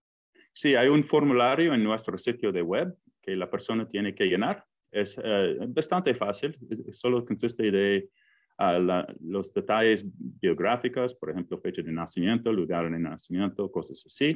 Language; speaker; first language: Spanish; non-native, fluent; English